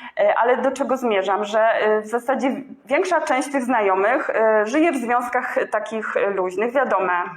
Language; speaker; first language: Polish; native; Polish